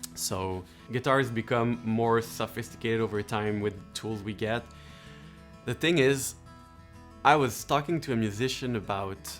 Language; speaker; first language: English; non-native, local second language; French